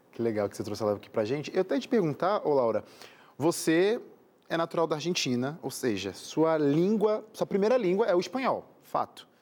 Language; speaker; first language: Portuguese; native; Portuguese